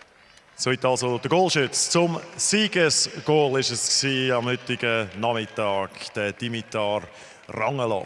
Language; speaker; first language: German; native; German